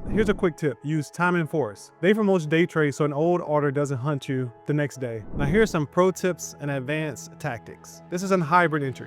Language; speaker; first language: English; native; English